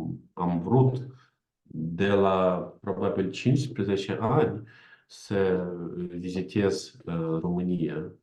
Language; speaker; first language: Romanian; non-native, learner; Ukrainian